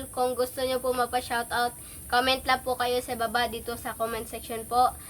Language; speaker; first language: Filipino; non-native, local second language; Cebuano